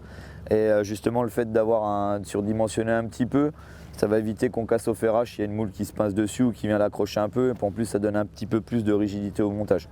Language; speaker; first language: French; native; French